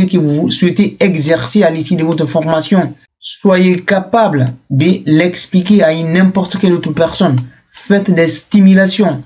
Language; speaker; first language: French; non-native, local second language; Fula